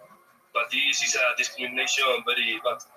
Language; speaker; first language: English; non-native, learner; Spanish